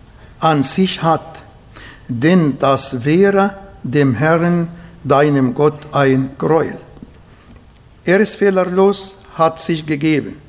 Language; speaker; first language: German; non-native, fluent; Arabic